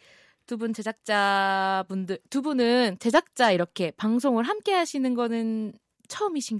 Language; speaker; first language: Korean; native; Korean